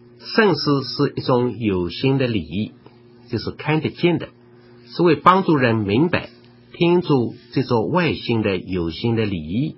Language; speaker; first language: Chinese; native; Chinese